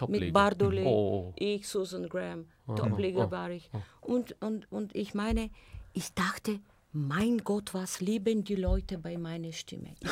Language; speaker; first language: German; non-native, fluent; Bulgarian